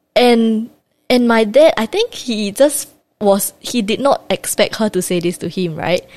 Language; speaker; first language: English; native; English